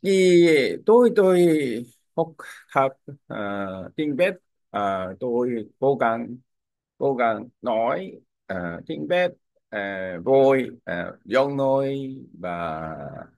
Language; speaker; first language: Vietnamese; non-native, learner; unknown